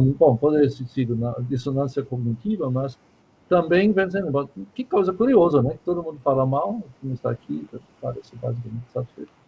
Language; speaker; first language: Portuguese; non-native, fluent; German